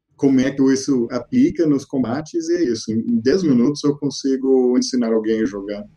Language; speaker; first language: Portuguese; non-native, fluent; English